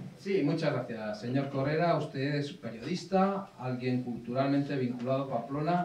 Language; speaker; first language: Spanish; native; Spanish